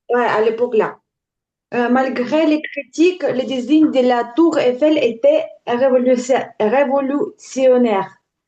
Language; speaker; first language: French; non-native, learner; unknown